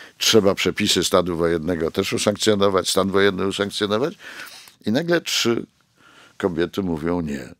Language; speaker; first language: Polish; native; Polish